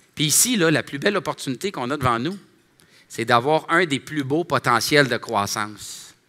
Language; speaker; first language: French; native; French